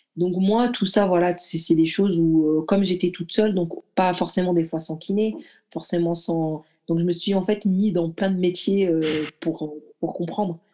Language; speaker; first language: French; early bilingual, other home language; Arabic